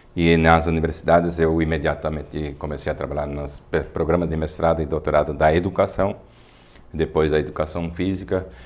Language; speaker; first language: Portuguese; non-native, local second language; German